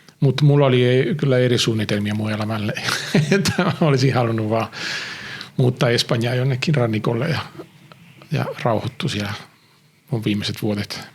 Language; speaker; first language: Finnish; early bilingual, heritage; Finnish